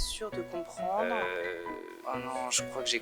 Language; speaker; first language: French; native; French